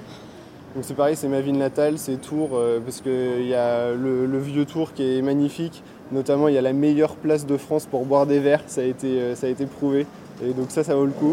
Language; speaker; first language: French; native; French